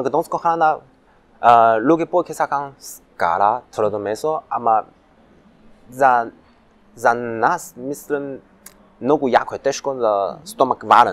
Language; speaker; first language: Macedonian; non-native, learner; Chinese